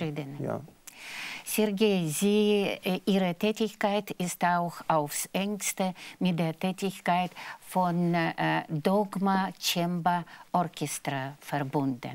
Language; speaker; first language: German; non-native, fluent; Russian